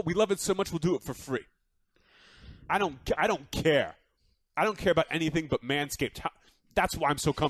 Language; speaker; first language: English; native; English